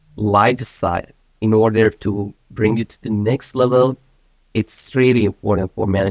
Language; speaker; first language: English; non-native, fluent; Persian